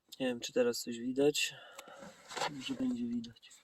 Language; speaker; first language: Polish; native; Polish